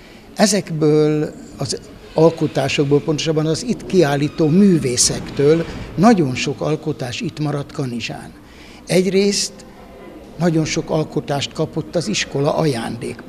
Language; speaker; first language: Hungarian; native; Hungarian